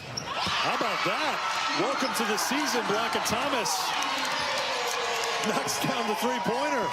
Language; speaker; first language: English; native; English